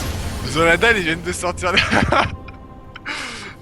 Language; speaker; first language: French; native; French